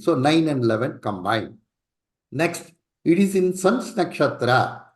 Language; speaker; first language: English; non-native, local second language; Tamil